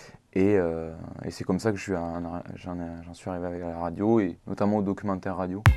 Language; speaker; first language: French; native; French